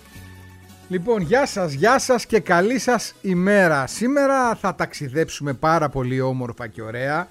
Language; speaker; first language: Greek; native; Greek